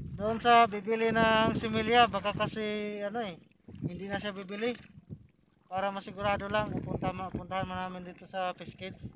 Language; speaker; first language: Filipino; non-native, local second language; Cebuano